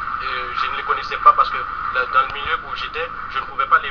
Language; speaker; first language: French; non-native, local second language; Haitian Creole